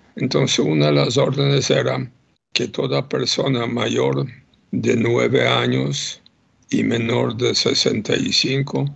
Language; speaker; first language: Spanish; non-native, fluent; Polish